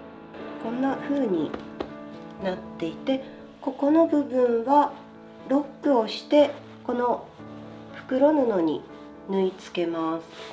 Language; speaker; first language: Japanese; native; Japanese